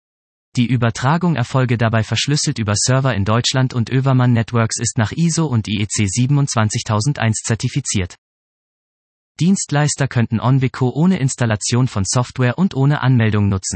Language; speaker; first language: German; native; German